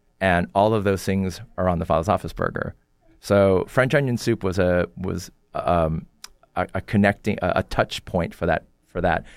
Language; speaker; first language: English; early bilingual, other home language; Korean